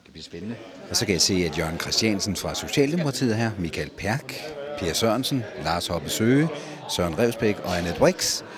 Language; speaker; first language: Danish; native; Danish